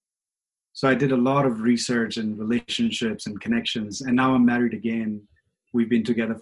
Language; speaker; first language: English; non-native, local second language; Hindi